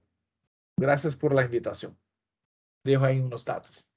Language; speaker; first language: Spanish; non-native, fluent; Portuguese